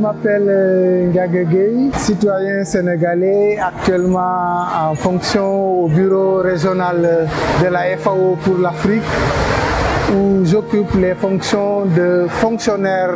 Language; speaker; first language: French; non-native, local second language; Wolof